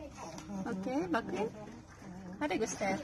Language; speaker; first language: Turkish; non-native, learner; Filipino